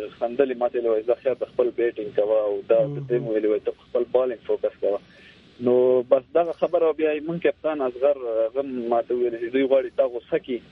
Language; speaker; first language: Pashto; native; Pashto